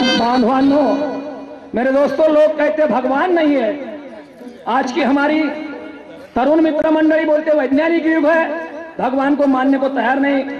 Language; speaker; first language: Hindi; non-native, local second language; Marathi